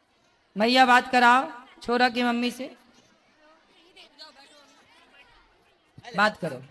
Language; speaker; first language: Hindi; native; Hindi